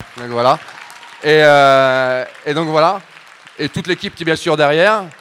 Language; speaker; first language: French; native; French